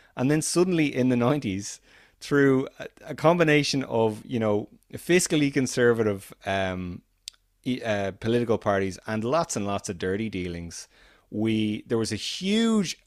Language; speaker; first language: English; native; English